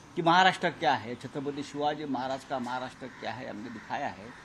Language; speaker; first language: Hindi; non-native, local second language; Marathi